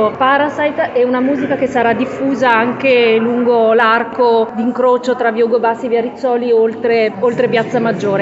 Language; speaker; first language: Italian; native; Italian